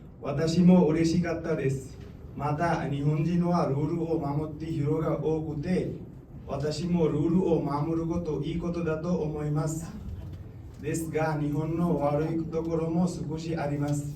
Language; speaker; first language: Japanese; non-native, learner; Bangla